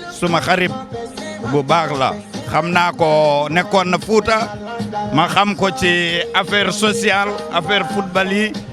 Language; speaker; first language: Wolof; non-native, local second language; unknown